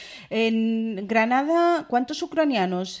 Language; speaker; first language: Spanish; native; Spanish